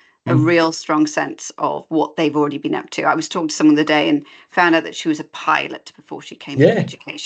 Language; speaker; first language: English; native; English